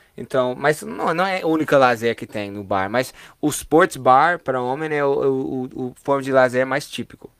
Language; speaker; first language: Portuguese; non-native, fluent; English